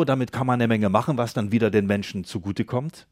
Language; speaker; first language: German; native; German